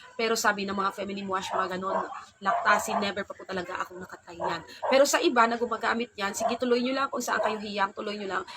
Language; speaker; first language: Filipino; non-native, local second language; Hiligaynon